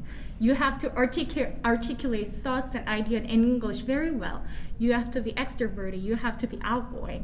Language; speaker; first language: English; non-native, fluent; Korean